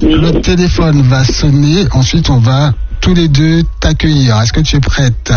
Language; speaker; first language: French; native; French